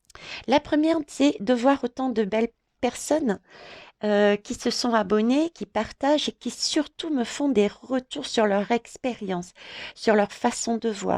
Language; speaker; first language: French; native; French